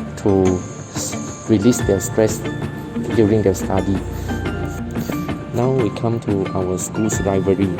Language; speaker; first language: English; non-native, local second language; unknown